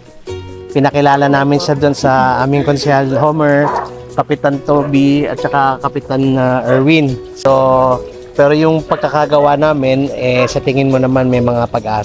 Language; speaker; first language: Filipino; native; Filipino